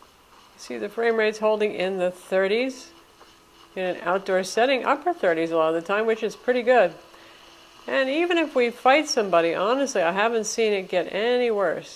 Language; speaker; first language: English; native; English